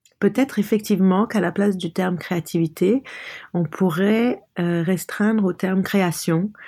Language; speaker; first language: French; non-native, local second language; Arabic